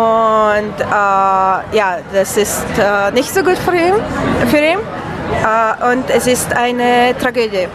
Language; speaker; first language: German; non-native, learner; Romanian